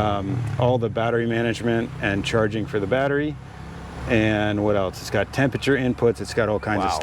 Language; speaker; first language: English; native; English